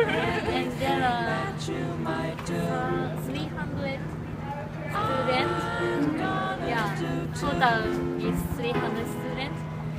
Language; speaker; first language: English; non-native, learner; Japanese